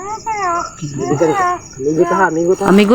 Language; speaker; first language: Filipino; non-native, local second language; Cebuano